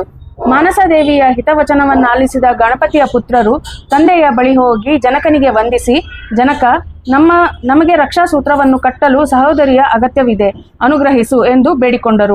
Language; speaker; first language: Kannada; native; Kannada